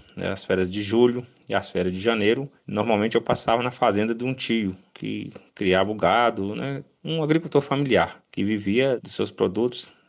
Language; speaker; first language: Portuguese; native; Portuguese